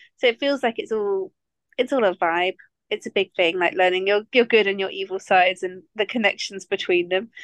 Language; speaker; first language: English; native; English